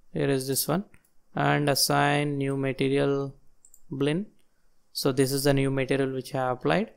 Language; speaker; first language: English; non-native, local second language; Telugu